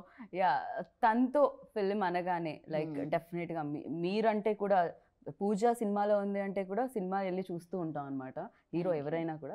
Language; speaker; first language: Telugu; native; Telugu